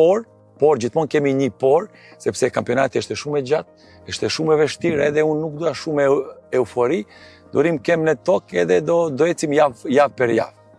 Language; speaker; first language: Albanian; non-native, learner; Serbian